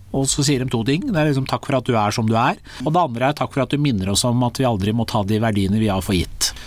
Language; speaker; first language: Norwegian; early bilingual, other home language; Persian